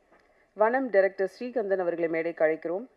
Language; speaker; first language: Tamil; native; Tamil